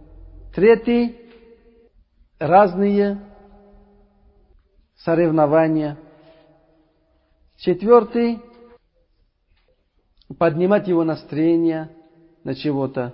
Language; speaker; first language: Russian; non-native, learner; Uzbek